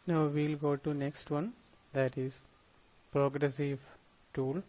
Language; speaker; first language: English; non-native, local second language; Malayalam